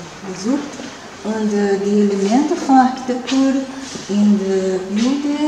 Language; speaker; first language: German; non-native, learner; Portuguese